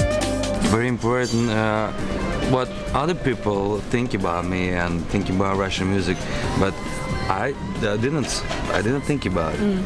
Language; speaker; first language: English; non-native, learner; Russian